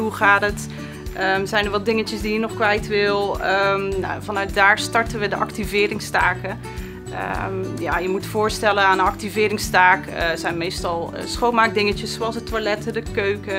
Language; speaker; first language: Dutch; native; Dutch